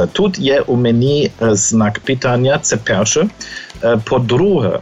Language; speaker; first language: Ukrainian; non-native, fluent; German